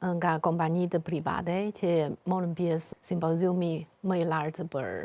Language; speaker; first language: Albanian; non-native, fluent; Chinese